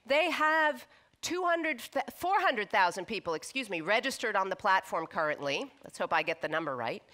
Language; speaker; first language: English; native; English